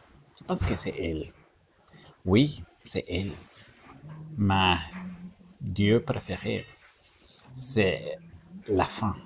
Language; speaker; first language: French; non-native, learner; Spanish